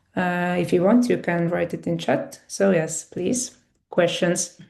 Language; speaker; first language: English; non-native, fluent; Estonian